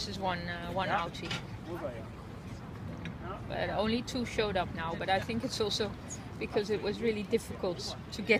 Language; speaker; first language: English; non-native, fluent; Dutch